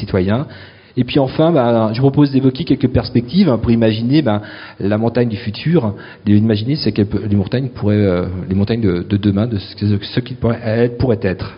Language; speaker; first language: French; native; French